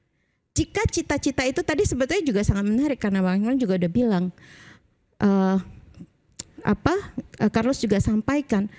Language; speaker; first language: Indonesian; native; Indonesian